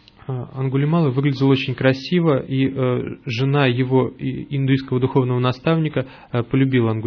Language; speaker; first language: Russian; native; Russian